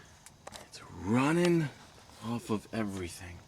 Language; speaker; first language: English; native; English